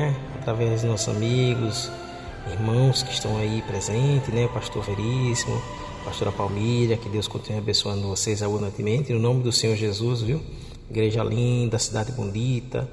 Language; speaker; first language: Portuguese; native; Portuguese